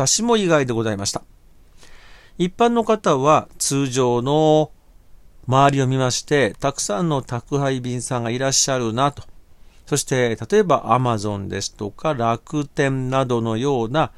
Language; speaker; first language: Japanese; native; Japanese